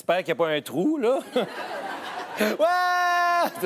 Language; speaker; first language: French; native; French